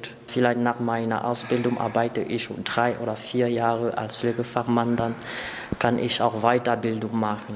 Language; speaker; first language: German; non-native, learner; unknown